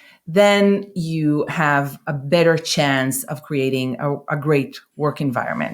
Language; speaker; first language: English; non-native, fluent; Hebrew